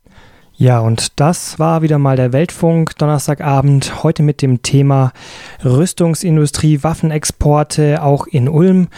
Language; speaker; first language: German; native; German